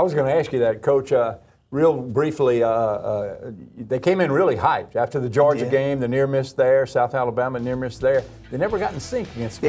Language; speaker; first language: English; native; English